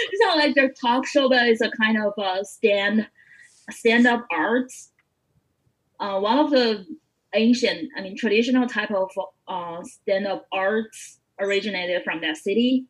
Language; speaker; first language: English; non-native, fluent; Chinese